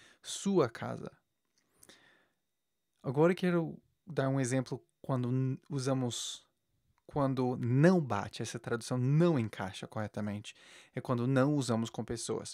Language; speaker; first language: Portuguese; non-native, fluent; English